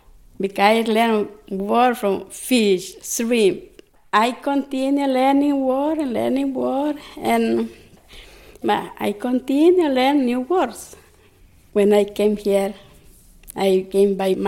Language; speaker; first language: English; non-native, learner; Spanish